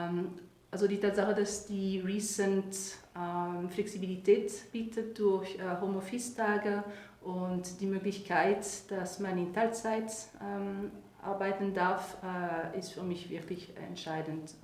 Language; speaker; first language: German; non-native, fluent; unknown